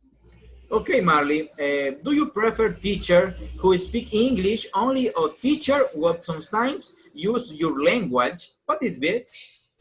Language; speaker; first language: English; non-native, learner; Spanish